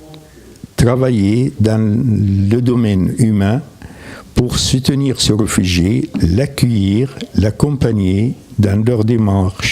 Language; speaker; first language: French; non-native, fluent; Arabic